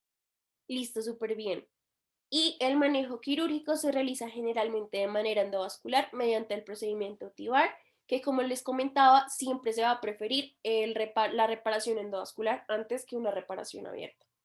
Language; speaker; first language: Spanish; native; Spanish